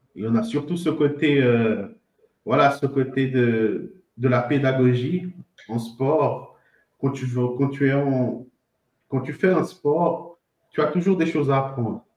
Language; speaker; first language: French; non-native, fluent; Portuguese